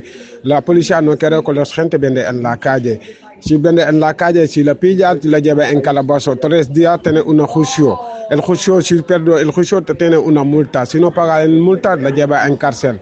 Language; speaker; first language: Spanish; non-native, learner; Wolof